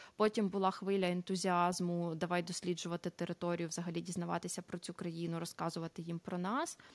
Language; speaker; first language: Ukrainian; native; Ukrainian